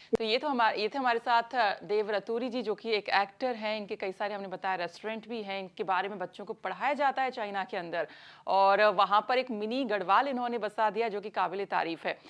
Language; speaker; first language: Hindi; native; Hindi